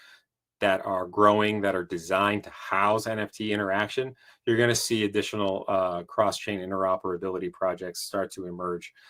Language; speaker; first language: English; native; English